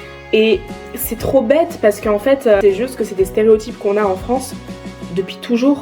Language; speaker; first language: French; native; French